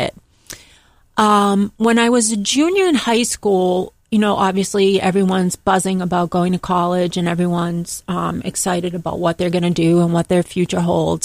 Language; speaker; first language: English; native; English